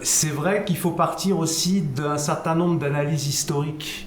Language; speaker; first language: French; native; French